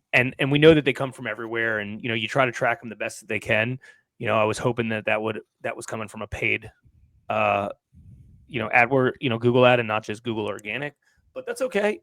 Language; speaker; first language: English; native; English